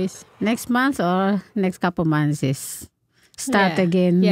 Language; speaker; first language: English; non-native, learner; Indonesian